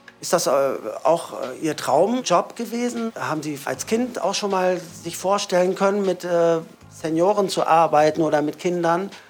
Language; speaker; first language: German; native; German